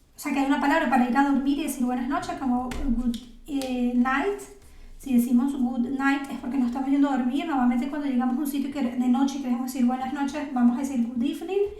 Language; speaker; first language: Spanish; native; Spanish